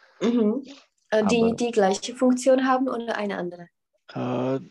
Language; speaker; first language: German; non-native, fluent; Czech